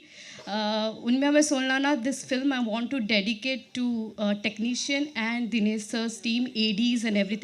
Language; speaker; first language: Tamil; non-native, learner; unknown